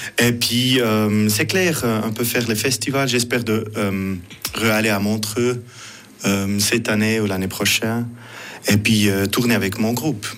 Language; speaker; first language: French; non-native, local second language; Swiss German